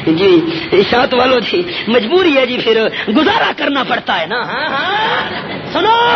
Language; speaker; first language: Urdu; non-native, local second language; Pashto